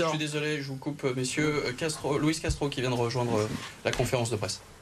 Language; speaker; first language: French; native; French